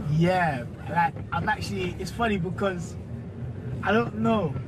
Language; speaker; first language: English; native; English